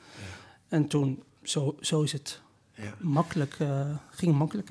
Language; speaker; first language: Dutch; non-native, fluent; Persian